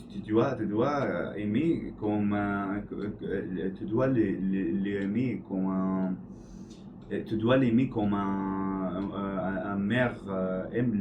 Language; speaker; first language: French; non-native, learner; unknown